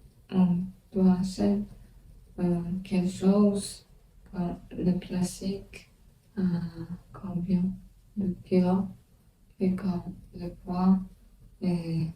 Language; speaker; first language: French; non-native, learner; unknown